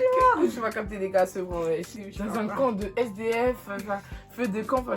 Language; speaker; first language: French; native; French